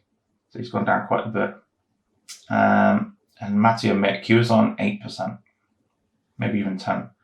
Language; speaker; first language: English; native; English